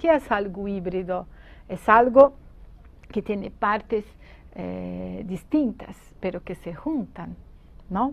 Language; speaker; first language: Spanish; non-native, fluent; Portuguese